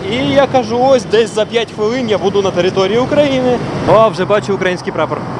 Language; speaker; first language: Ukrainian; non-native, local second language; Russian